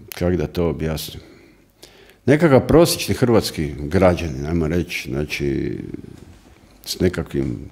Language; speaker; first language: Croatian; native; Croatian